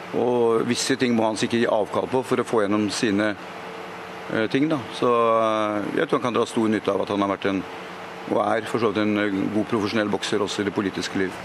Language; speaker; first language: Norwegian; native; Norwegian